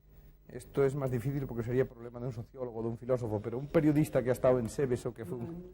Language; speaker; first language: Spanish; native; Spanish